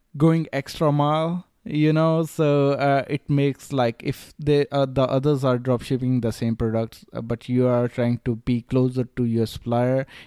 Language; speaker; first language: English; non-native, local second language; Punjabi